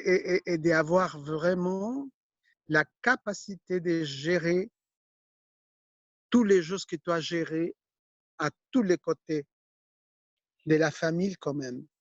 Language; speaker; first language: French; non-native, fluent; Spanish